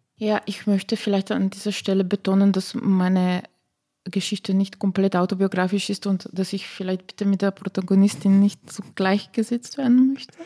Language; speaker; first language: German; non-native, fluent; Slovenian